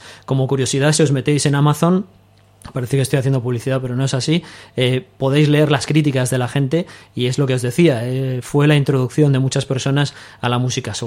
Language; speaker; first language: Spanish; native; Spanish